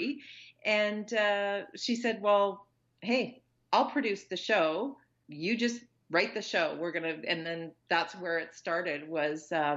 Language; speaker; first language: English; native; English